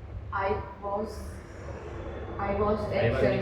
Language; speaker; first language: English; non-native, learner; Hindi